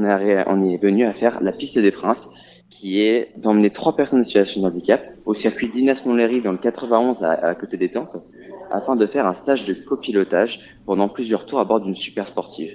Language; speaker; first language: French; native; French